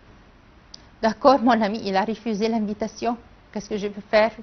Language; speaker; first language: French; non-native, fluent; Arabic